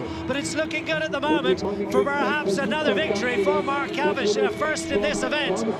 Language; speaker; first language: English; native; English